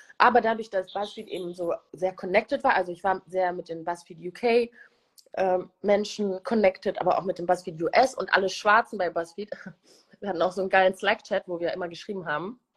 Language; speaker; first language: German; early bilingual, other home language; Kinyarwanda